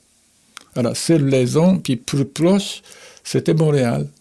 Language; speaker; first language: French; non-native, fluent; Japanese